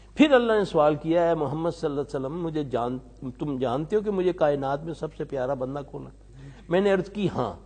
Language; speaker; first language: Urdu; non-native, local second language; Punjabi